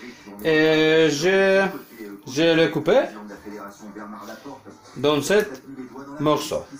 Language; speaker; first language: French; non-native, learner; Ukrainian